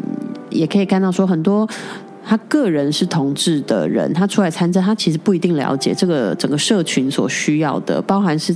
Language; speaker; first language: Chinese; native; Chinese